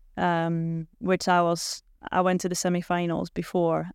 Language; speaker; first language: English; non-native, fluent; Dutch